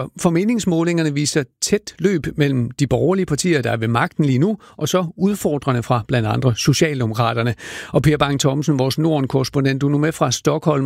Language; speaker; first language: Danish; native; Danish